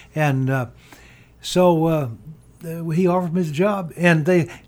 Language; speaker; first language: English; native; English